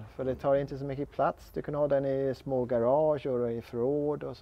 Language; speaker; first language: Swedish; non-native, learner; English